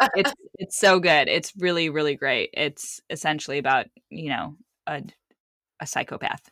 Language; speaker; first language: English; early bilingual, other home language; Arabic